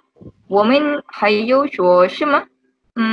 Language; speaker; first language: Chinese; non-native, learner; Malay